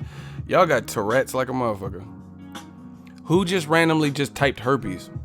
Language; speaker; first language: English; native; English